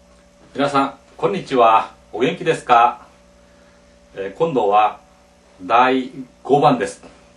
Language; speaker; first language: Japanese; non-native, fluent; Korean